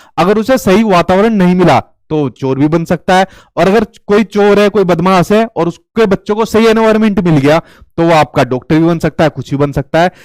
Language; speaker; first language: Hindi; native; Hindi